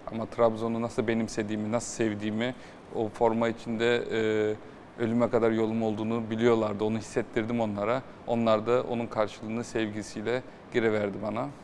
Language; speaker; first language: Turkish; early bilingual, heritage; Turkish